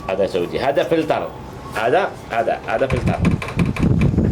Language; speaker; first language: Arabic; non-native, learner; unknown